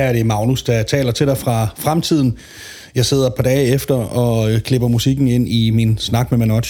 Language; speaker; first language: Danish; native; Danish